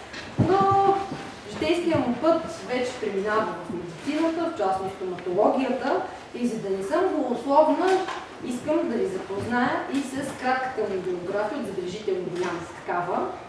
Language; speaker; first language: Bulgarian; native; Bulgarian